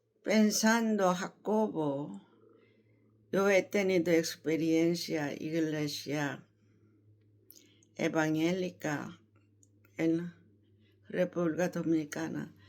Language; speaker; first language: Spanish; non-native, learner; Korean